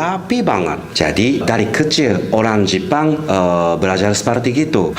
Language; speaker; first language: Indonesian; non-native, fluent; Japanese